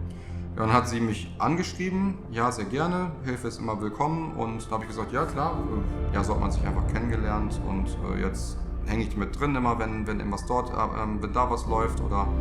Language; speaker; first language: German; native; German